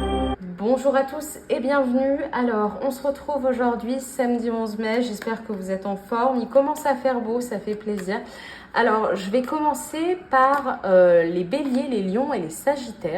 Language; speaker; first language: French; native; French